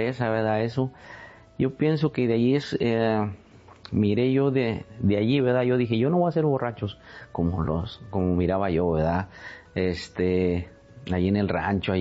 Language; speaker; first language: Spanish; native; Spanish